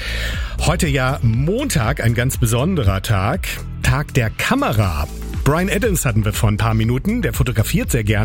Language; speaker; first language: German; native; German